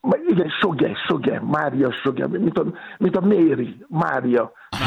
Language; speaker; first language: Hungarian; non-native, learner; Yoruba